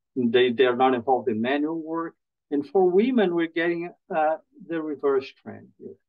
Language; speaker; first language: English; non-native, fluent; Portuguese